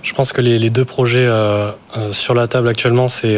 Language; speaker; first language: French; native; French